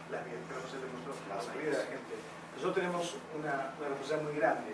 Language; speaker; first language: Spanish; native; Spanish